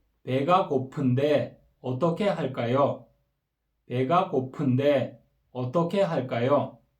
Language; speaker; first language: Korean; non-native, fluent; Kyrgyz